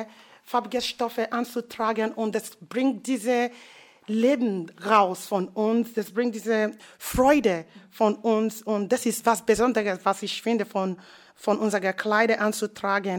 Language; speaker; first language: German; non-native, learner; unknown